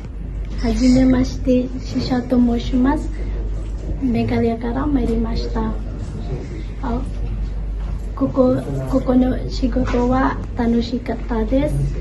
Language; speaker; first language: Japanese; non-native, learner; Khasi